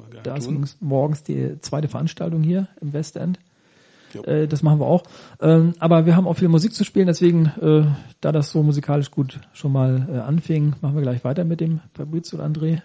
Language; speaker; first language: German; native; German